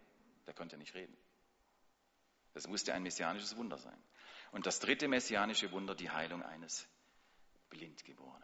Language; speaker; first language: German; native; German